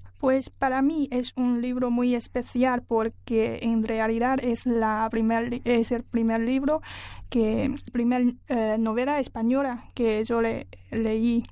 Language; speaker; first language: Spanish; non-native, learner; Chinese